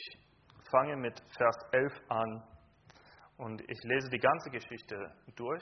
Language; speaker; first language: German; non-native, fluent; English